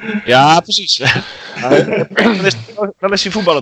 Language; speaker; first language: Dutch; native; Dutch